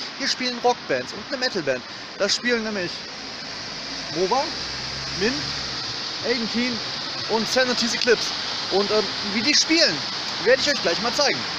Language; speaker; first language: German; native; German